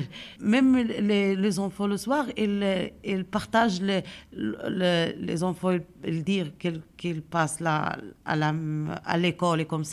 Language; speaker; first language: French; non-native, learner; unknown